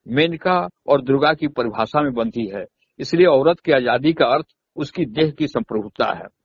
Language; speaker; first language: Hindi; native; Hindi